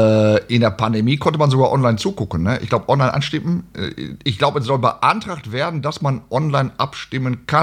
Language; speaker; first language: German; native; German